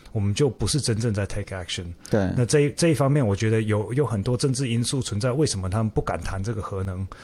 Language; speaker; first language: Chinese; native; Chinese